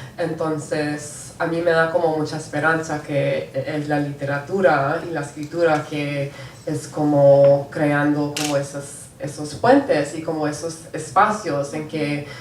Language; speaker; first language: Spanish; non-native, local second language; English